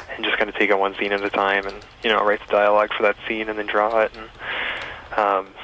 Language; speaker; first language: English; native; English